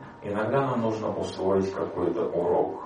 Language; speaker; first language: Russian; native; Russian